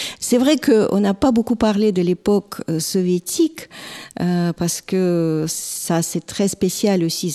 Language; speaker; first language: French; non-native, fluent; Russian